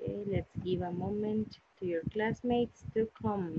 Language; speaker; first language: English; non-native, fluent; Spanish